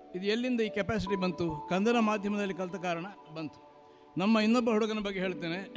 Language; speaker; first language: Kannada; non-native, local second language; Marathi